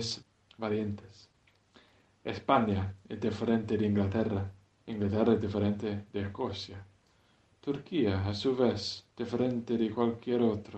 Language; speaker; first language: Spanish; non-native, fluent; English